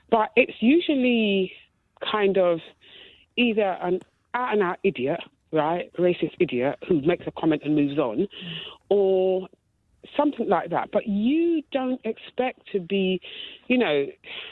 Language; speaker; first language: English; native; English